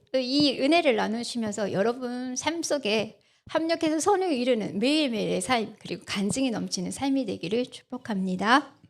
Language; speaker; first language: Korean; native; Korean